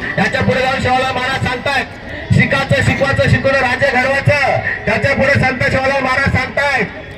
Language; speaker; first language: Marathi; non-native, local second language; Lambadi